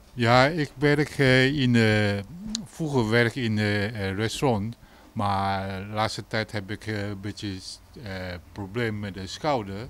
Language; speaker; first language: Dutch; non-native, learner; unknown